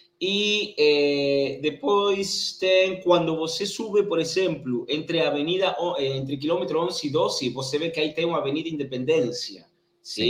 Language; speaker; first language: Portuguese; non-native, learner; Spanish